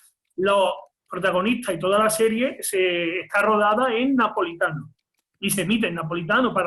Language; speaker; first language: Spanish; native; Spanish